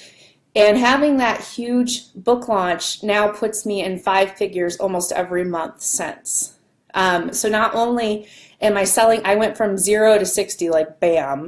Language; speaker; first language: English; native; English